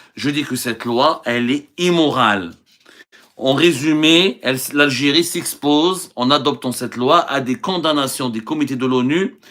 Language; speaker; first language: French; non-native, local second language; Arabic